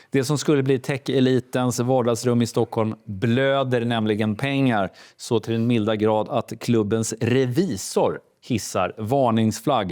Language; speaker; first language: Swedish; native; Swedish